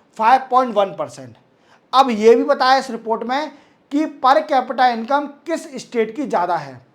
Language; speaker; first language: Hindi; native; Hindi